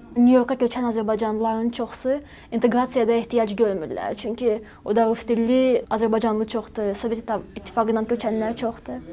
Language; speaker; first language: Azerbaijani; native; Azerbaijani